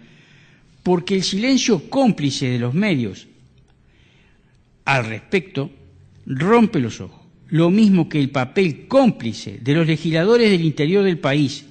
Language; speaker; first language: Spanish; native; Spanish